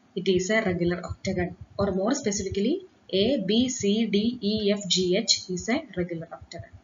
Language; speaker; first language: English; non-native, local second language; Malayalam